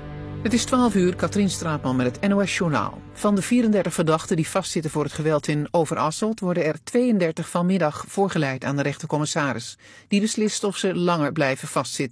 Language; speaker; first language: Dutch; native; Dutch